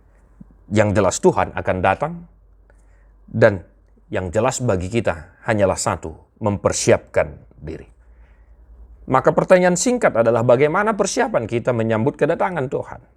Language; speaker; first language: Indonesian; non-native, local second language; Batak Toba